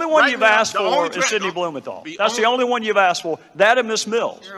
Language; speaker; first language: English; native; English